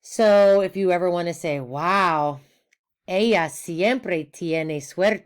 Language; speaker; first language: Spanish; non-native, fluent; English